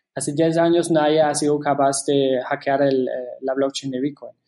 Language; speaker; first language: Spanish; non-native, fluent; German